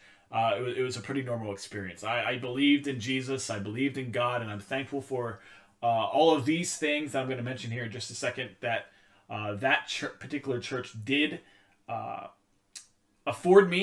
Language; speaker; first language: English; native; English